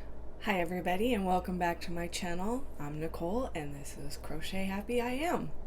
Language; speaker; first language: English; native; English